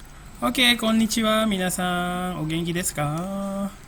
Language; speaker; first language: Japanese; non-native, fluent; Indonesian